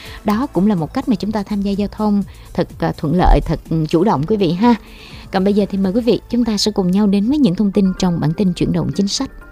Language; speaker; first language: Vietnamese; native; Vietnamese